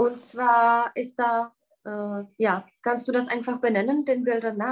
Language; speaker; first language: German; non-native, fluent; Czech